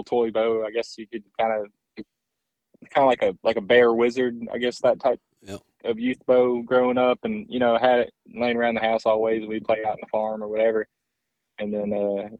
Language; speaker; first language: English; native; English